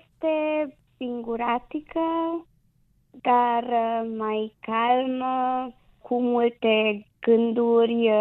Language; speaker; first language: Romanian; non-native, local second language; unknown